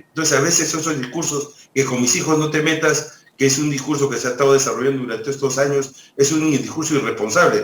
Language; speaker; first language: Spanish; native; Spanish